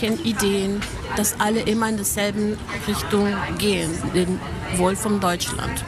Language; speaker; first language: German; non-native, fluent; Spanish